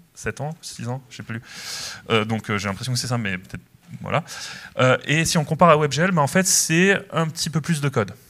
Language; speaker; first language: French; native; French